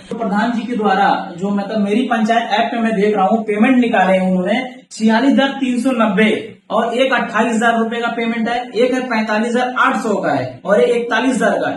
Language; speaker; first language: Hindi; native; Hindi